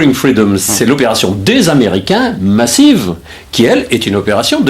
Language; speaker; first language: French; native; French